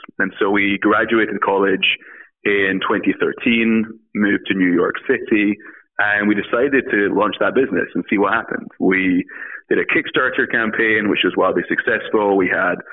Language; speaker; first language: English; native; English